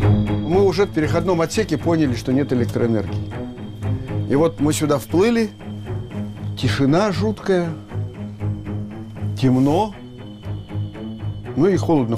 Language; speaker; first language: Russian; native; Russian